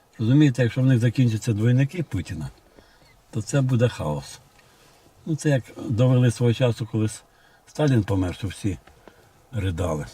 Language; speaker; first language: Ukrainian; non-native, local second language; Russian